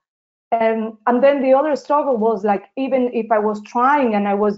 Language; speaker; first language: English; non-native, fluent; Spanish